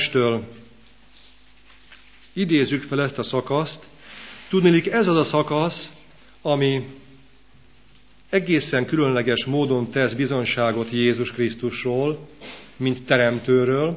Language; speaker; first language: Hungarian; native; Hungarian